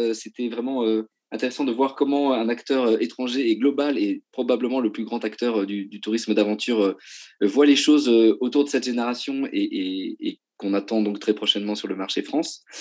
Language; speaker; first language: French; native; French